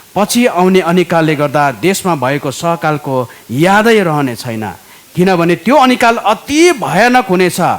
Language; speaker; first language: Nepali; native; Nepali